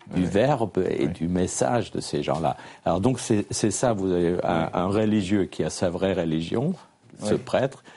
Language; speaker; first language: French; non-native, fluent; German